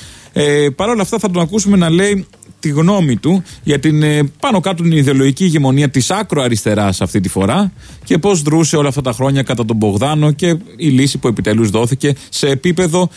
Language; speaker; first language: Greek; native; Greek